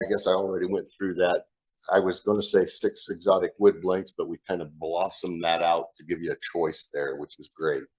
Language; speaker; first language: English; native; English